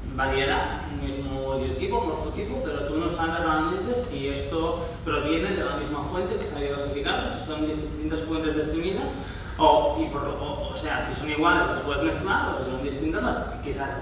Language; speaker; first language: Spanish; non-native, local second language; Catalan